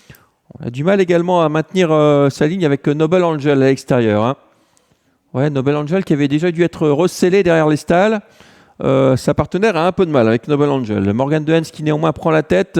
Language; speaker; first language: French; native; French